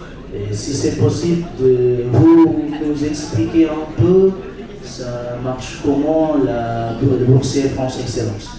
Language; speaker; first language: French; non-native, fluent; Indonesian